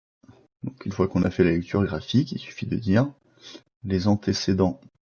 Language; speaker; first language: French; native; French